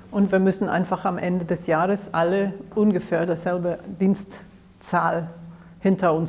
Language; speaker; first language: German; non-native, fluent; English